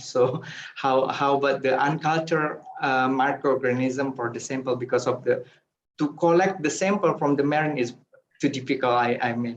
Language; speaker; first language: English; non-native, fluent; Indonesian